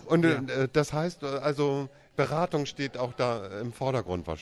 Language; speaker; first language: German; native; German